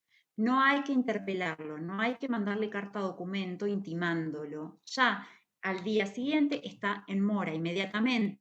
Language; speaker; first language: Spanish; native; Spanish